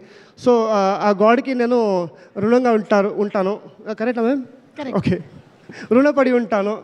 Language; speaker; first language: Telugu; non-native, learner; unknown